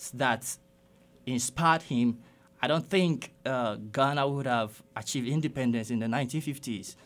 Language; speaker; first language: English; non-native, local second language; Ga